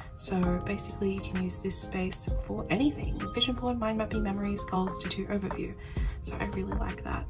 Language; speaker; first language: English; native; English